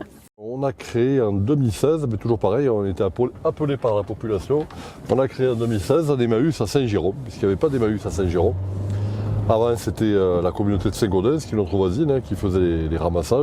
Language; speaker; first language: French; native; French